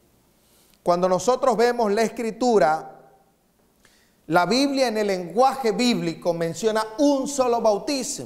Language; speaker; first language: Spanish; native; Spanish